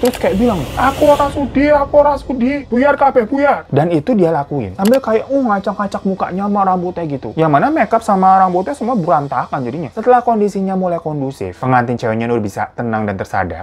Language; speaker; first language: Indonesian; native; Indonesian